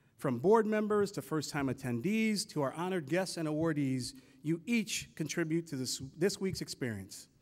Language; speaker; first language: English; native; English